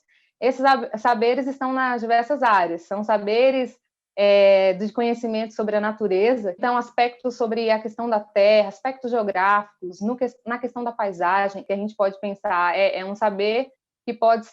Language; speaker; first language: Portuguese; native; Portuguese